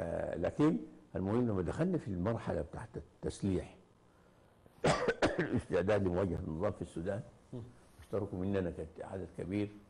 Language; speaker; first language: Arabic; native; Arabic